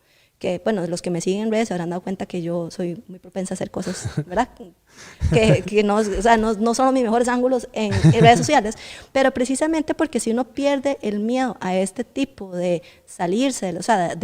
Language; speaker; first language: Spanish; native; Spanish